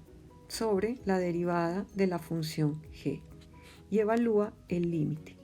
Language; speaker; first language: Spanish; native; Spanish